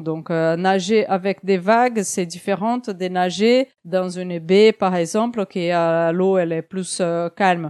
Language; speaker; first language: French; non-native, fluent; Portuguese